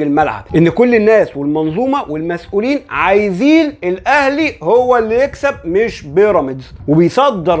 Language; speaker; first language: Arabic; native; Arabic